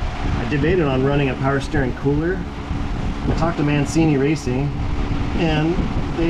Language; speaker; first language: English; native; English